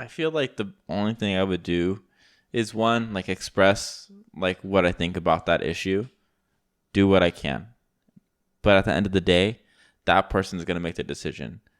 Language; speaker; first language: English; native; English